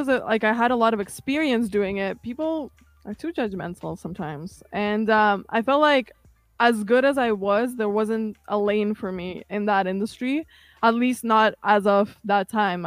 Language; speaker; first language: English; non-native, fluent; Kazakh